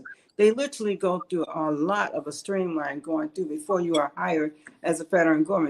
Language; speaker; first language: English; native; English